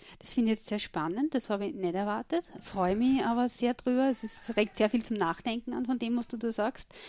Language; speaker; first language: German; native; German